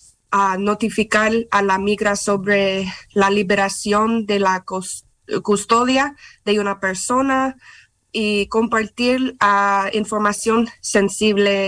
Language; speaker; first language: Spanish; non-native, fluent; English